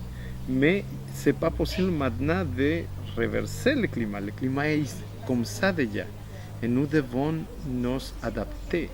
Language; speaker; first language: French; non-native, fluent; Spanish